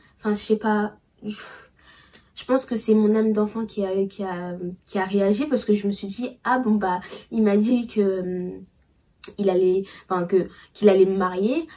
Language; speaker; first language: French; early bilingual, other home language; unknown